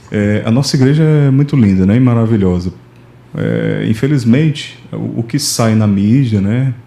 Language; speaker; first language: Portuguese; native; Portuguese